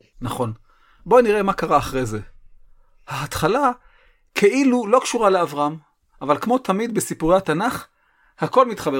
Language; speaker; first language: Hebrew; native; Hebrew